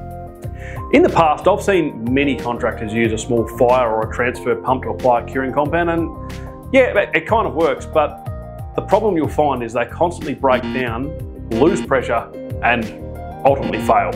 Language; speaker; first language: English; native; English